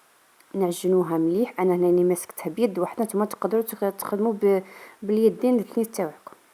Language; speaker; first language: Arabic; native; Arabic